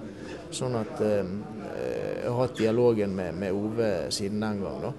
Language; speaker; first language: Norwegian; native; Norwegian